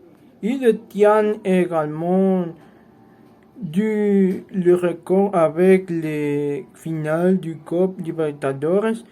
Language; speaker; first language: French; non-native, learner; Spanish